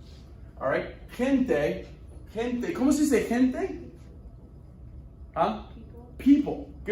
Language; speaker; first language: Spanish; non-native, fluent; English